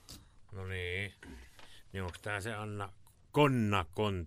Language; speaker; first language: Finnish; native; Finnish